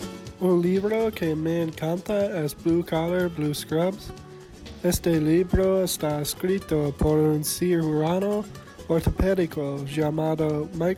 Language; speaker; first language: Spanish; non-native, learner; English